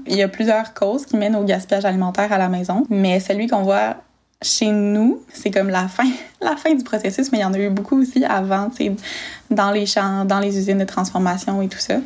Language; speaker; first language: French; native; French